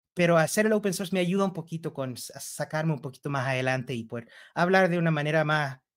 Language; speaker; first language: Spanish; native; Spanish